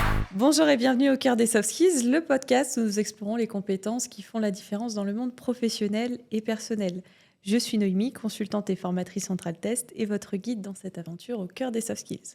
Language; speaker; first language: French; native; French